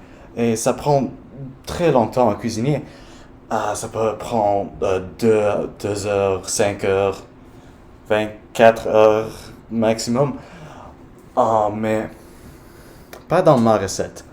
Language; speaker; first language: French; non-native, learner; English